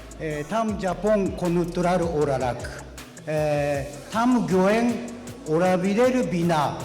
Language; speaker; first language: Turkish; non-native, learner; Japanese